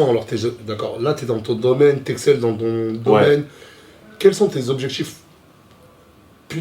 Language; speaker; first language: French; native; French